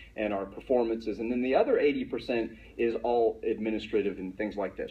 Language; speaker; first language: English; native; English